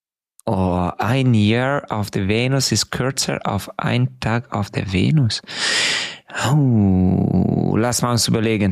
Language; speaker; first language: German; non-native, fluent; Hungarian